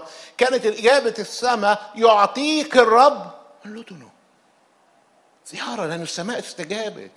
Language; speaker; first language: Arabic; native; Arabic